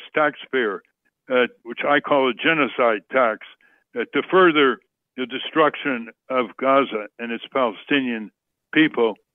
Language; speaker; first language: English; native; English